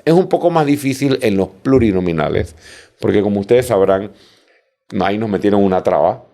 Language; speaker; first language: Spanish; native; Spanish